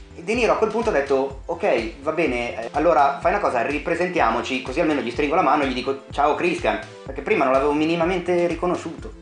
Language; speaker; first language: Italian; native; Italian